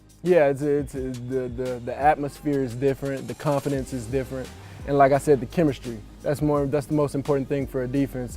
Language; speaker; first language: English; native; English